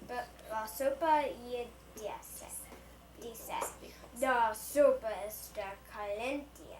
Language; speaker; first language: Spanish; non-native, learner; English